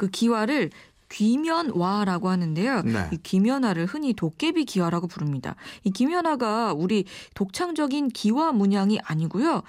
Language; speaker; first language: Korean; native; Korean